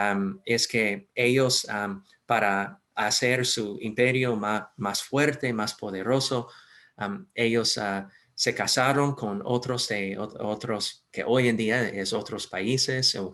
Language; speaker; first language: Spanish; non-native, fluent; English